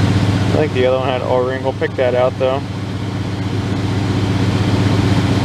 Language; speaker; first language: English; native; English